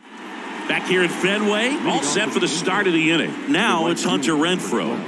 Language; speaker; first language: English; native; English